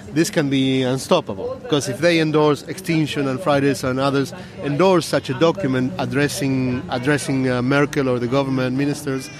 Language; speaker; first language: English; non-native, fluent; Spanish